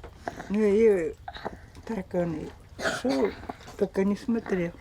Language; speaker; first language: Russian; non-native, local second language; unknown